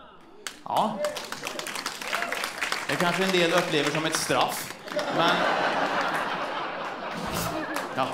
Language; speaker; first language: Swedish; native; Swedish